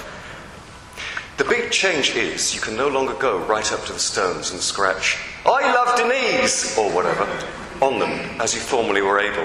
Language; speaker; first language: English; native; English